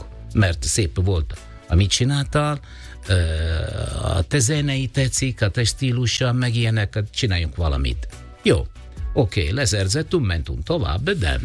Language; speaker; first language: Hungarian; non-native, learner; Italian